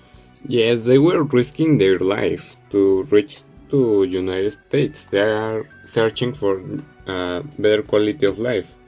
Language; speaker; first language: English; non-native, learner; Spanish